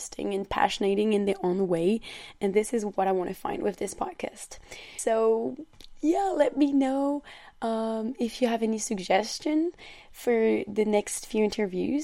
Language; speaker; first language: English; non-native, fluent; French